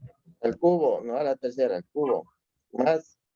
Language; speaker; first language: Spanish; native; Spanish